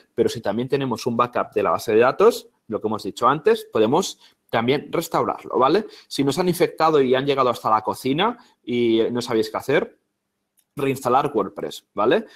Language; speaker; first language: Spanish; native; Spanish